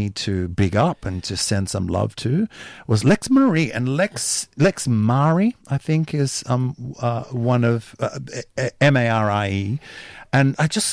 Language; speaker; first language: English; native; English